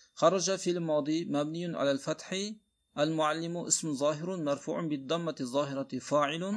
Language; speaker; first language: Arabic; non-native, fluent; Uzbek